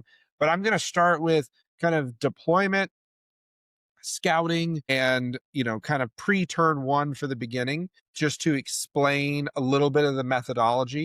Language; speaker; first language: English; native; English